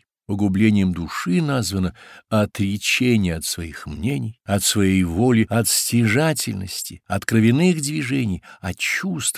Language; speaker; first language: Russian; native; Russian